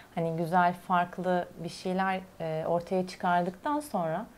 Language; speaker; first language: Turkish; native; Turkish